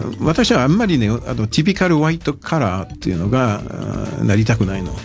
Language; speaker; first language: Japanese; non-native, fluent; French